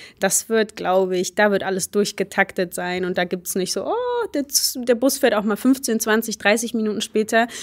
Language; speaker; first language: German; early bilingual, other home language; Polish